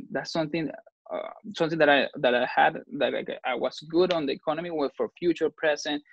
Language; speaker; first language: English; non-native, fluent; Spanish